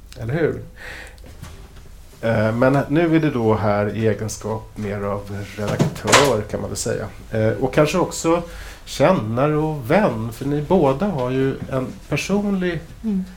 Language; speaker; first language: Swedish; native; Swedish